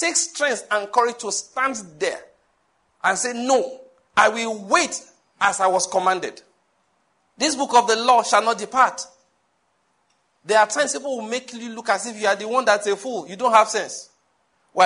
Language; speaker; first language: English; non-native, local second language; Yoruba